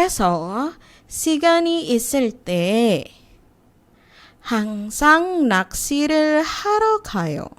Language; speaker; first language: Korean; non-native, fluent; Indonesian